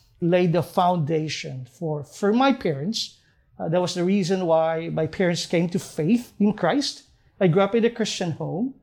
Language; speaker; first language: English; non-native, local second language; Hiligaynon